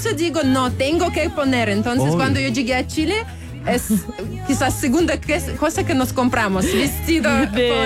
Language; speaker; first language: Spanish; non-native, learner; Russian